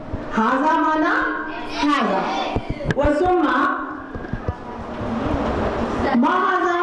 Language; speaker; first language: Arabic; non-native, learner; Urdu